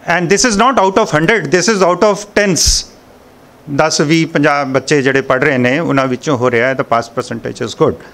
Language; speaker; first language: English; non-native, local second language; Punjabi